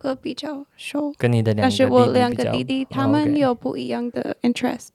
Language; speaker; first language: Chinese; non-native, learner; English